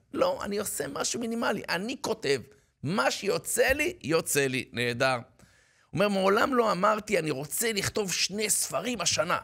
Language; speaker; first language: Hebrew; native; Hebrew